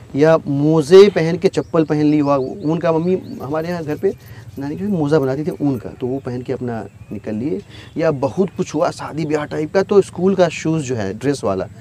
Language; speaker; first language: Hindi; native; Hindi